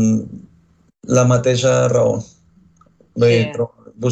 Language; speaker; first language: Catalan; non-native, learner; Spanish